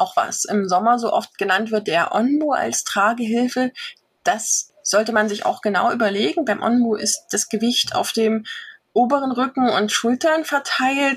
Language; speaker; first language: German; native; German